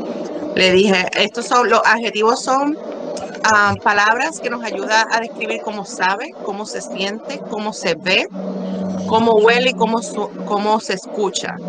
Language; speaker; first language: Spanish; native; Spanish